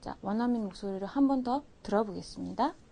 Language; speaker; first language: Korean; non-native, fluent; Mongolian